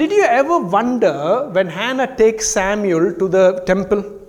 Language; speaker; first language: English; non-native, local second language; Tamil